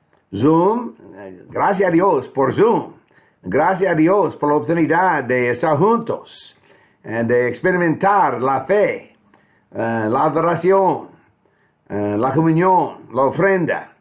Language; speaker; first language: Spanish; non-native, fluent; English